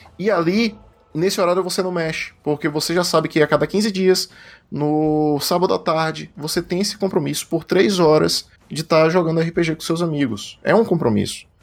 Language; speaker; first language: Portuguese; native; Portuguese